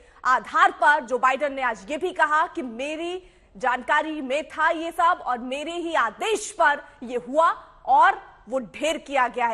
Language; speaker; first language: Hindi; native; Hindi